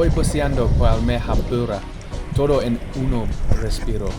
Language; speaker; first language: Spanish; non-native, learner; English